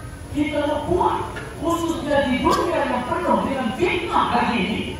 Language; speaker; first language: Malay; non-native, fluent; Arabic